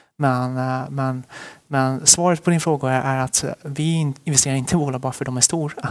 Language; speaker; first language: Swedish; early bilingual, other home language; Chinese